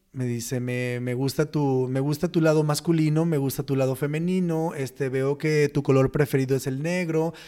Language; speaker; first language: Spanish; native; Spanish